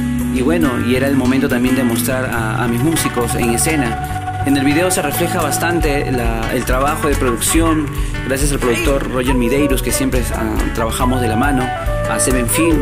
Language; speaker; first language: Spanish; native; Spanish